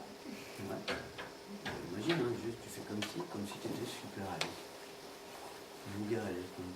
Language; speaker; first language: French; native; French